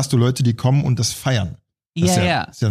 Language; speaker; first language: German; native; German